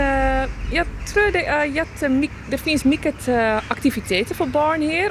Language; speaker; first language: Swedish; non-native, learner; Dutch